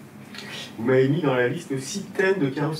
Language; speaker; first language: French; native; French